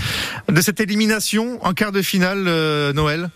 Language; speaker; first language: French; native; French